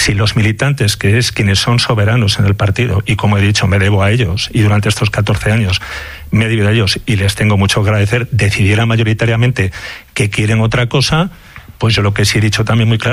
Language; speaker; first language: Spanish; native; Spanish